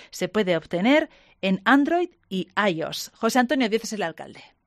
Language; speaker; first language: Spanish; native; Spanish